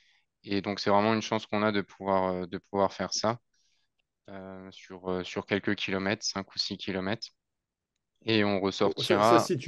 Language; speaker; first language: French; native; French